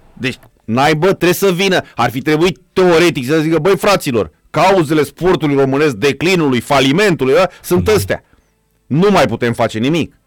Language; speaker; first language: Romanian; native; Romanian